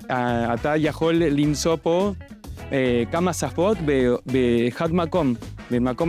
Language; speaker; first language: Hebrew; non-native, learner; Russian